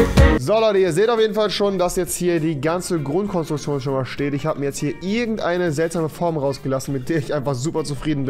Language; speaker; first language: German; native; German